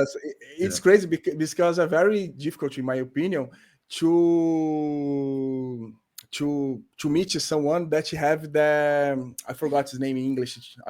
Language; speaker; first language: English; non-native, learner; Portuguese